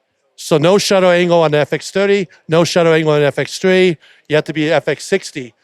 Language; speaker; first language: English; native; English